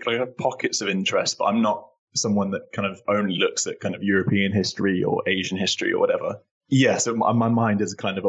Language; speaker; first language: English; native; English